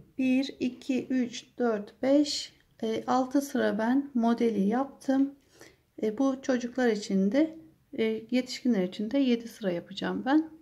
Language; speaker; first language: Turkish; native; Turkish